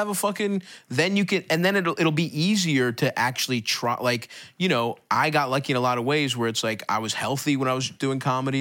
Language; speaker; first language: English; native; English